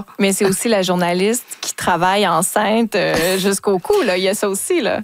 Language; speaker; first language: French; native; French